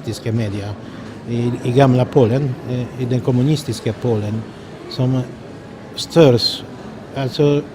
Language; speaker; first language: Swedish; non-native, fluent; Polish